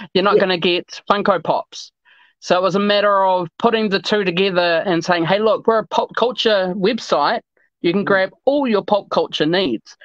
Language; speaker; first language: English; native; English